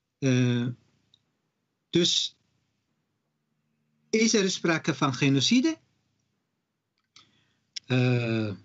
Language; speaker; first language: Dutch; non-native, fluent; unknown